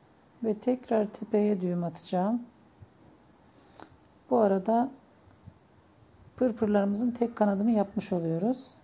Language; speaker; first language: Turkish; native; Turkish